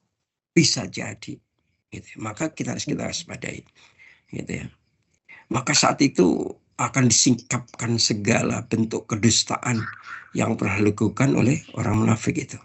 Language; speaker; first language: Indonesian; native; Indonesian